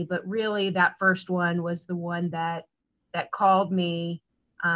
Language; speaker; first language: English; native; English